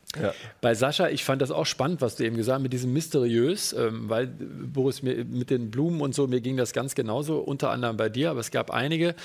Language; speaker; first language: German; native; German